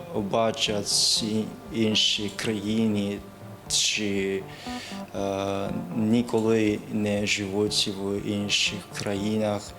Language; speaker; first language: Ukrainian; non-native, learner; Japanese